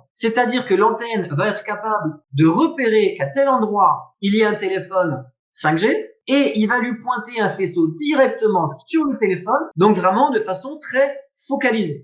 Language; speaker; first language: French; native; French